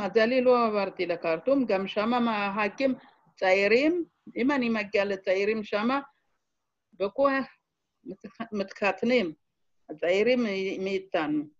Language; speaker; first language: Hebrew; non-native, fluent; Amharic